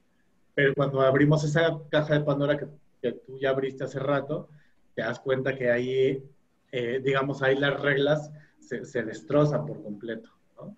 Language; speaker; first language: Spanish; native; Spanish